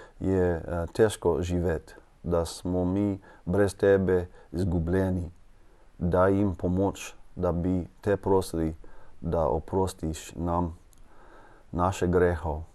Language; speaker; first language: Slovenian; non-native, learner; English